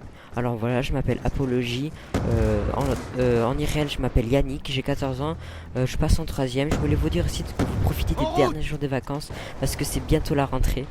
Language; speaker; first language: French; native; French